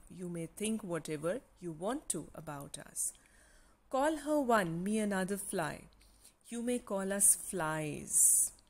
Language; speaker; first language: English; non-native, local second language; Punjabi